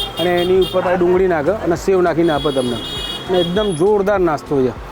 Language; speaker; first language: Gujarati; non-native, local second language; Sindhi